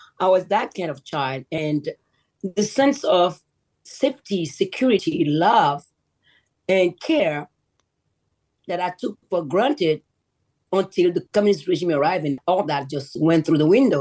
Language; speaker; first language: English; non-native, fluent; Yoruba